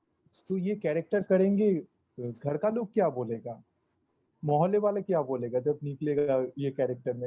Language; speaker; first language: Hindi; non-native, local second language; Bangla